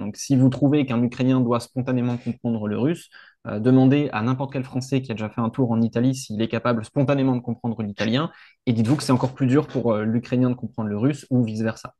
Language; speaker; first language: French; native; French